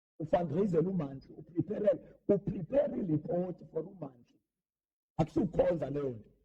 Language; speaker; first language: Zulu; non-native, local second language; Xhosa